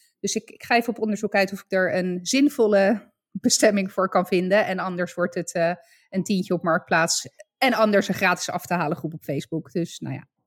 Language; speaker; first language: Dutch; native; Dutch